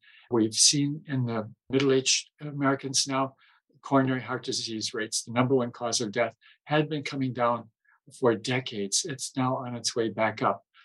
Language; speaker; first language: English; native; English